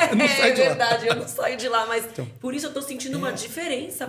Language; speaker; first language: Portuguese; native; Portuguese